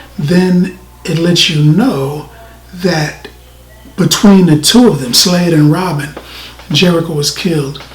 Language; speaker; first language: English; native; English